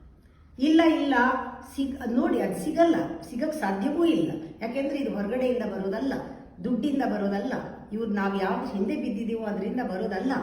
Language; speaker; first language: Kannada; native; Kannada